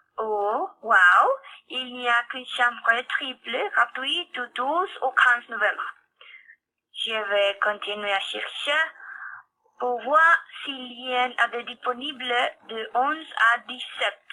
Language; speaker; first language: French; non-native, learner; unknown